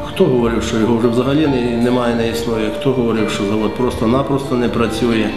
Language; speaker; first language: Ukrainian; native; Ukrainian